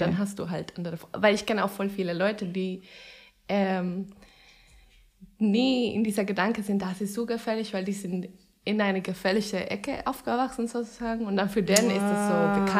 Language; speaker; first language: German; non-native, fluent; Spanish